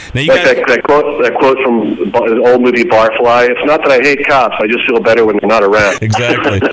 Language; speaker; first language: English; native; English